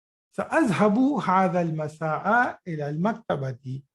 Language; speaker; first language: Arabic; non-native, fluent; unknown